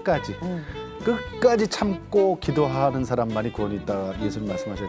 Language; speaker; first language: Korean; native; Korean